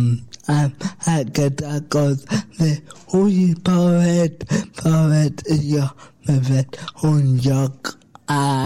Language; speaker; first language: Catalan; non-native, local second language; Spanish